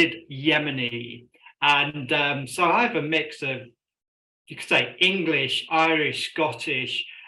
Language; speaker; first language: English; native; English